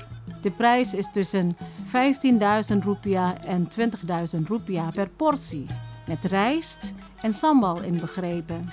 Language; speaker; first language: Dutch; non-native, fluent; Indonesian